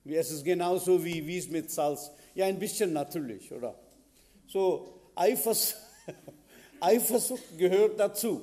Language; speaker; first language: German; non-native, fluent; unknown